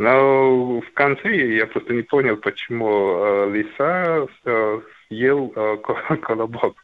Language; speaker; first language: Russian; non-native, learner; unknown